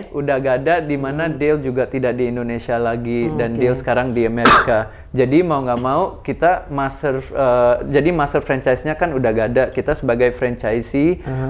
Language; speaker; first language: Indonesian; early bilingual, other home language; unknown